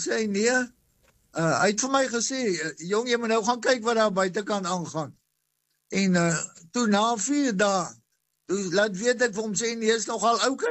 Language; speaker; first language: Afrikaans; native; Afrikaans